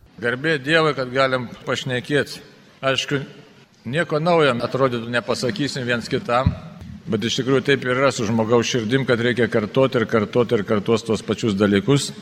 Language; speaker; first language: Lithuanian; native; Lithuanian